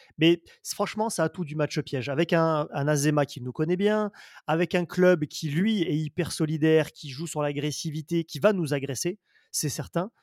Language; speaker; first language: French; native; French